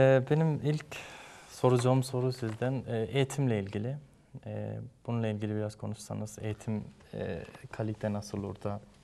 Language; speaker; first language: Turkish; non-native, fluent; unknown